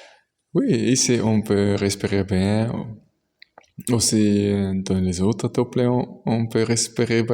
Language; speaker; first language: French; non-native, local second language; German